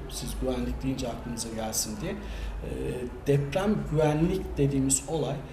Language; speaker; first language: Turkish; native; Turkish